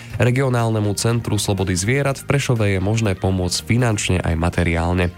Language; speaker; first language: Slovak; native; Slovak